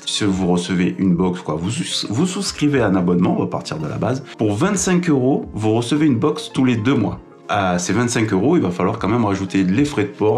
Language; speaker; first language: French; native; French